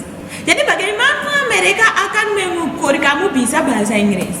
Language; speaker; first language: Indonesian; non-native, fluent; English